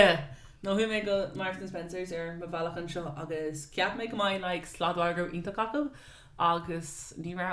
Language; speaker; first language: Irish; non-native, local second language; English